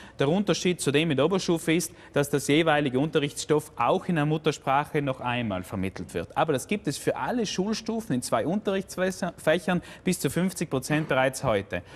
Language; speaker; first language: German; native; German